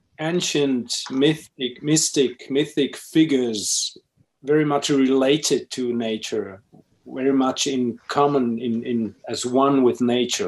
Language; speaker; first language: English; non-native, fluent; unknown